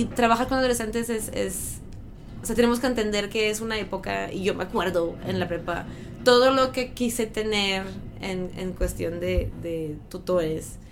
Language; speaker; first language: Spanish; non-native, fluent; French